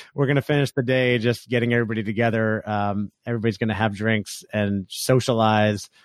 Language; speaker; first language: English; native; English